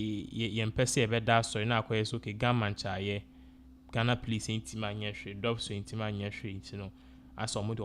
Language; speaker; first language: English; non-native, local second language; Akan